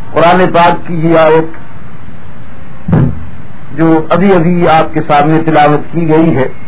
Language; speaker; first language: Urdu; native; Urdu